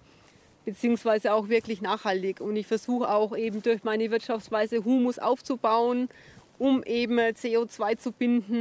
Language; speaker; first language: German; native; German